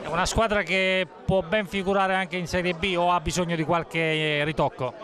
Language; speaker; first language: Italian; native; Italian